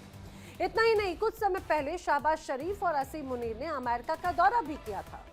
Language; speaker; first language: Hindi; native; Hindi